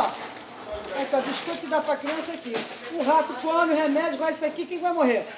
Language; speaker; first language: Portuguese; native; Portuguese